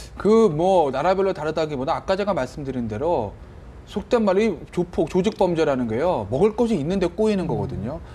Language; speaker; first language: Korean; native; Korean